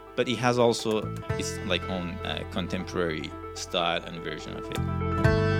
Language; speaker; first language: English; non-native, fluent; Persian